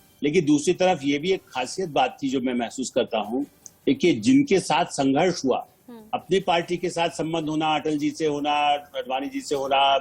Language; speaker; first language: Hindi; native; Hindi